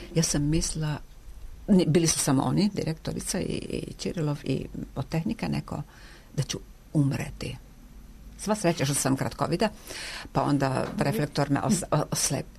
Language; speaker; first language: Serbian; non-native, local second language; Hungarian